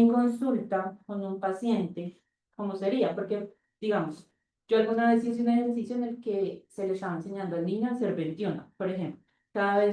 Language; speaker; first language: Spanish; native; Spanish